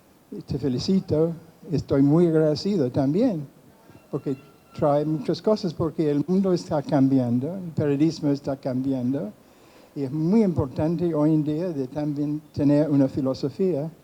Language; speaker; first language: Spanish; non-native, fluent; English